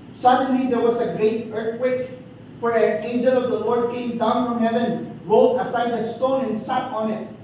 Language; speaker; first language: English; non-native, local second language; Filipino